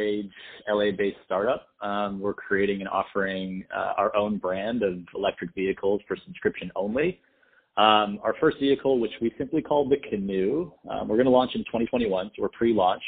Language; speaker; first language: English; native; English